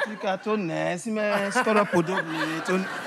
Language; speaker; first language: Czech; non-native, learner; English